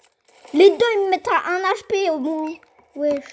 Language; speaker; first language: French; native; French